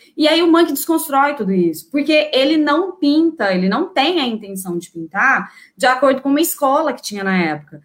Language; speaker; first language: Portuguese; native; Portuguese